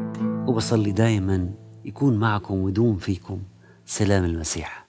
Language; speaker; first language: Arabic; native; Arabic